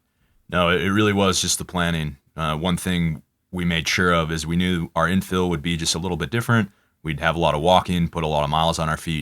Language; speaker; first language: English; native; English